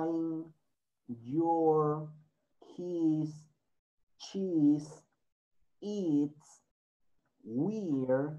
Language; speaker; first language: English; non-native, learner; Spanish